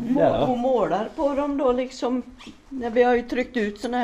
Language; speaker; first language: Swedish; native; Swedish